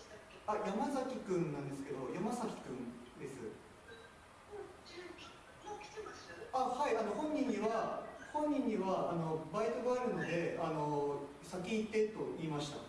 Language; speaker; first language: Japanese; native; Japanese